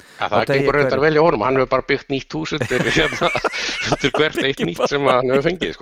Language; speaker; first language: Icelandic; native; Icelandic